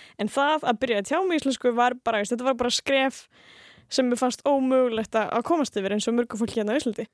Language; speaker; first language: Icelandic; non-native, fluent; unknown